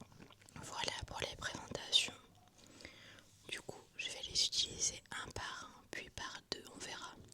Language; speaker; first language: French; native; French